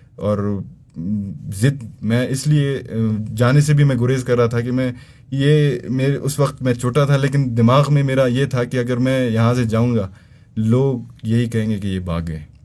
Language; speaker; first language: Urdu; non-native, local second language; Brahui